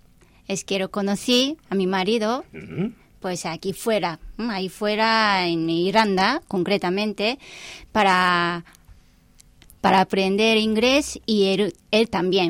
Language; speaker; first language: Spanish; non-native, fluent; Japanese